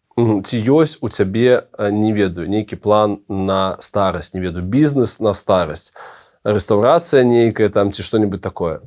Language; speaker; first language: Belarusian; non-native, local second language; Russian